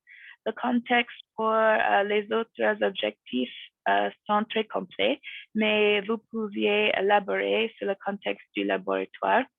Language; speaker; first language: French; non-native, fluent; English